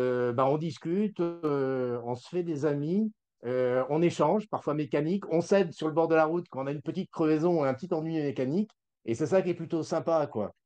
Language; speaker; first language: French; native; French